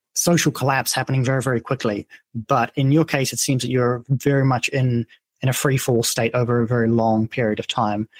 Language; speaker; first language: English; non-native, fluent; Dutch